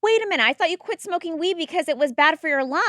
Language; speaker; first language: English; native; English